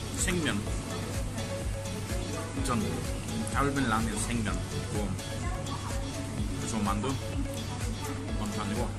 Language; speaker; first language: Korean; non-native, fluent; English